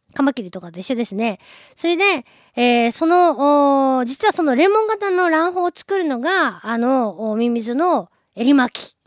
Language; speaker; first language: Japanese; native; Japanese